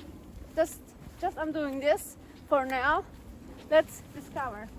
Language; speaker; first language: English; non-native, learner; Turkish